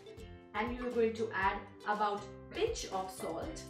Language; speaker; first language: English; non-native, local second language; Hindi